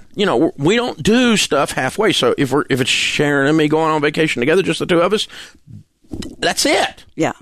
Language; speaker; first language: English; native; English